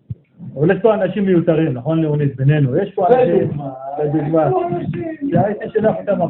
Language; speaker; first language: Hebrew; native; Hebrew